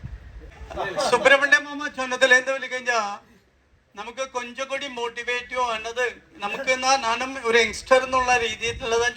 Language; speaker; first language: Malayalam; non-native, local second language; Tamil